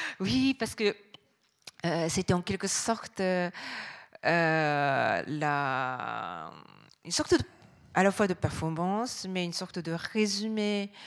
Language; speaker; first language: French; non-native, fluent; Japanese